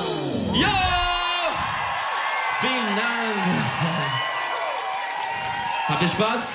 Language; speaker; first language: German; non-native, learner; Turkish